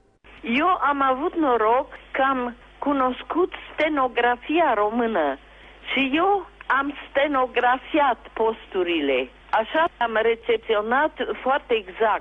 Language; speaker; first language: Romanian; non-native, local second language; German